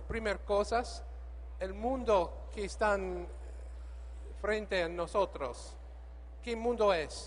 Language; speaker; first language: Spanish; non-native, learner; English